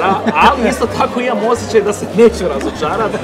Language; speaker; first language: Croatian; native; Croatian